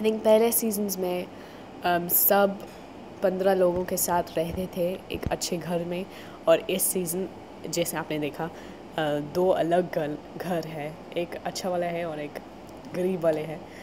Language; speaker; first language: Hindi; non-native, learner; English